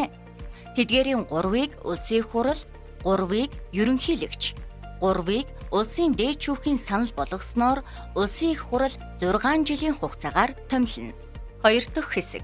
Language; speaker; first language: Mongolian; native; Mongolian